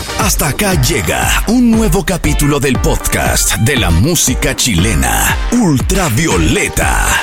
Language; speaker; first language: Spanish; native; Spanish